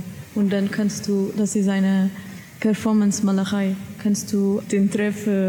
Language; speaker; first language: German; non-native, learner; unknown